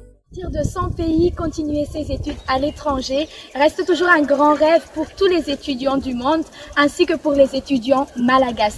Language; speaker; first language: French; non-native, local second language; Malagasy